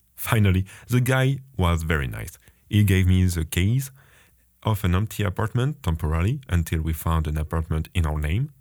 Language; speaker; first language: English; non-native, fluent; French